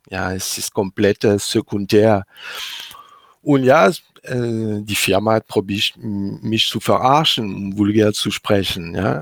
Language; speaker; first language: German; non-native, learner; French